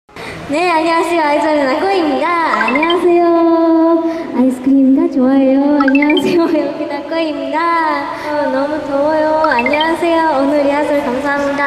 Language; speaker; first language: Korean; non-native, fluent; Japanese